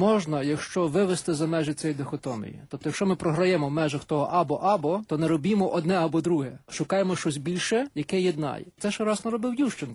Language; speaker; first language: Ukrainian; native; Ukrainian